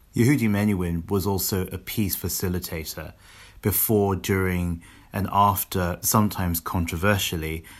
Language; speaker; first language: English; native; English